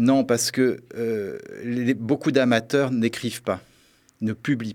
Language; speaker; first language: French; native; French